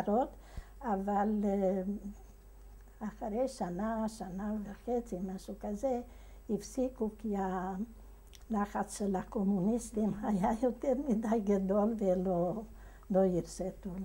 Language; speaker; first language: Hebrew; non-native, fluent; Hungarian